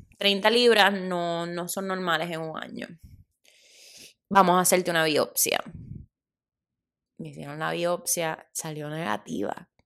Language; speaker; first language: Spanish; native; Spanish